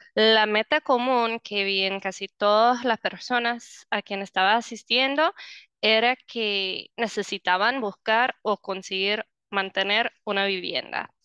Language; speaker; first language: Spanish; non-native, fluent; English